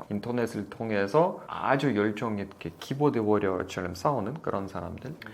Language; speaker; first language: Korean; non-native, fluent; Russian